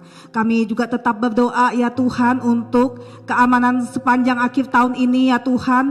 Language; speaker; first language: Malay; native; Malay